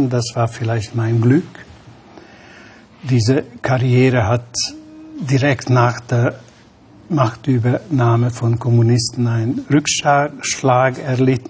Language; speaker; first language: German; non-native, fluent; Hungarian